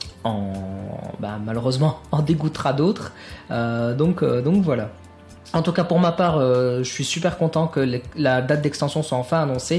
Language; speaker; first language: French; native; French